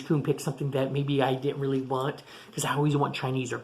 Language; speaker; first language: English; native; English